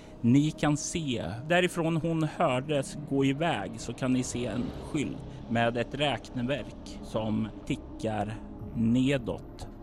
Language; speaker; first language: Swedish; native; Swedish